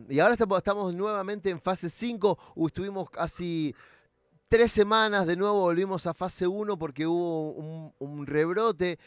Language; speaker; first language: Spanish; native; Spanish